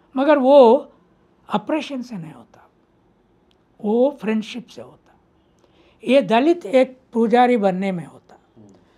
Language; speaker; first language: Hindi; non-native, local second language; Telugu